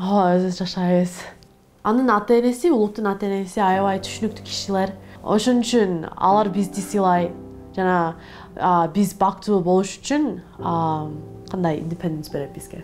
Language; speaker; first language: Kyrgyz; non-native, learner; Korean